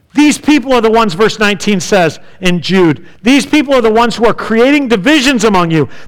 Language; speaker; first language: English; native; English